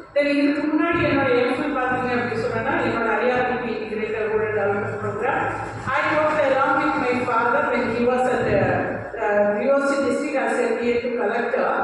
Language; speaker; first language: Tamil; non-native, local second language; Malayalam